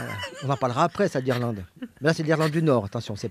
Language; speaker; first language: French; native; French